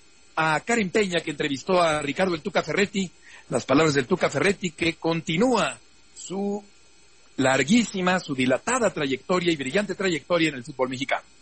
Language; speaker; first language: Spanish; native; Spanish